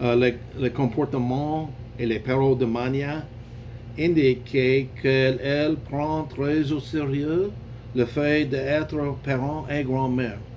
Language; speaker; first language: French; non-native, learner; English